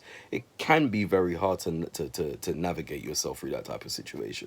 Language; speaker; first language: English; native; English